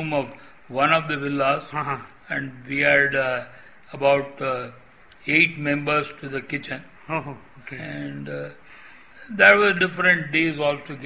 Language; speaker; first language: English; non-native, local second language; Tamil